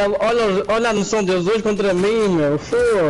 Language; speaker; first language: Portuguese; native; Portuguese